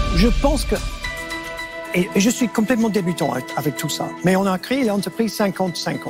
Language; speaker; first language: French; non-native, fluent; English